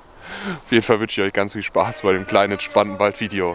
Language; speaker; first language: German; native; German